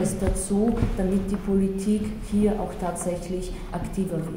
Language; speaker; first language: German; native; German